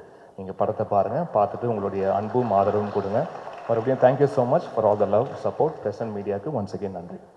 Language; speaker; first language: Tamil; native; Tamil